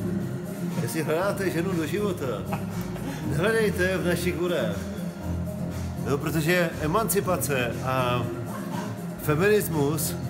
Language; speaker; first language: Czech; non-native, local second language; Polish